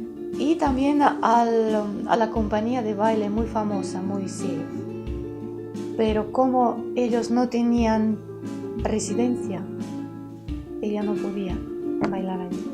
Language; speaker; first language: Spanish; early bilingual, heritage; Spanish